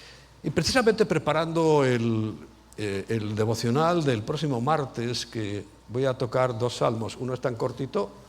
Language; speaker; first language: Spanish; native; Spanish